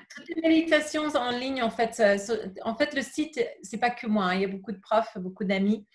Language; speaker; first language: French; non-native, fluent; English